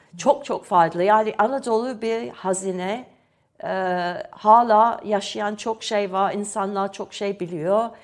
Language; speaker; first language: Turkish; non-native, fluent; English